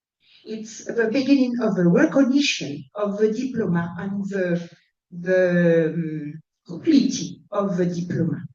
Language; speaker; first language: English; non-native, fluent; French